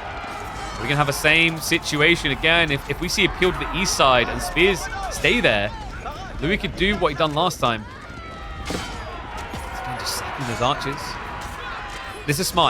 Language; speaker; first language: English; native; English